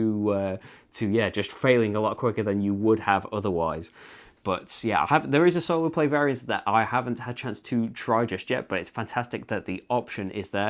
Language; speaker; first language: English; native; English